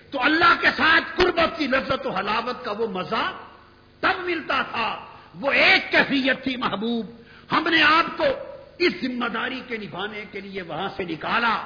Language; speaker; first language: Urdu; non-native, local second language; Punjabi